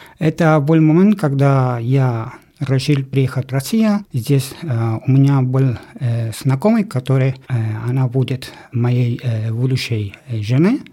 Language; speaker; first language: Russian; non-native, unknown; Spanish